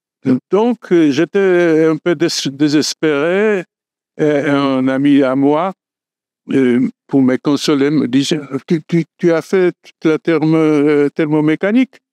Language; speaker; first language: French; non-native, fluent; Polish